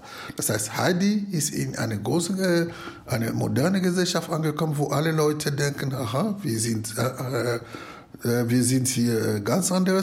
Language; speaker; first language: German; non-native, fluent; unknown